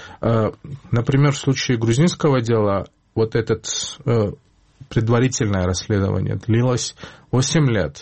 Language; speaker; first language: Russian; non-native, fluent; Georgian